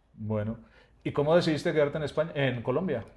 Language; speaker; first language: Spanish; native; Spanish